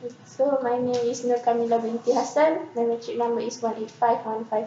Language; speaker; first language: English; non-native, local second language; Malay